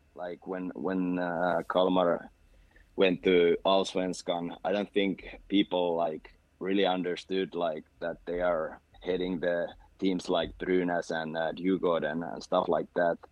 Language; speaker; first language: English; non-native, fluent; Finnish